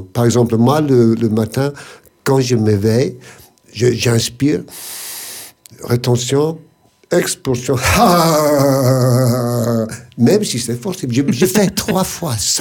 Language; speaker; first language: French; non-native, fluent; English